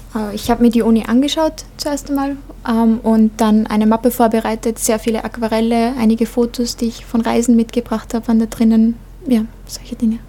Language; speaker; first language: German; native; German